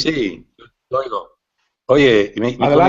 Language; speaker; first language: Spanish; non-native, fluent; English